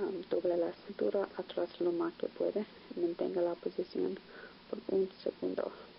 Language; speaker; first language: Spanish; non-native, learner; English